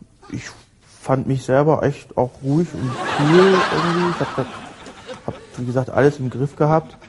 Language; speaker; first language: German; native; German